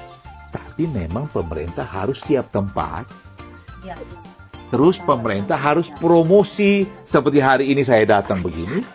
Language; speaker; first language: Indonesian; non-native, local second language; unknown